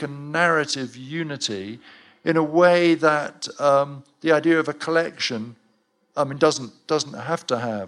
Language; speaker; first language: English; native; English